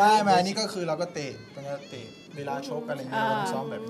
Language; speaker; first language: Thai; early bilingual, other home language; French